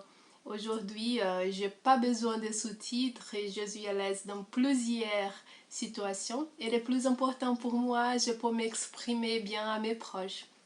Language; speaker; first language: French; non-native, fluent; Portuguese